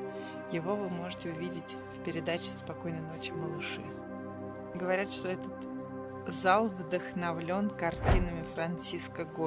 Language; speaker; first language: Russian; native; Russian